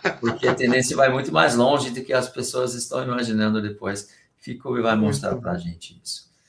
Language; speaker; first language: Portuguese; non-native, fluent; English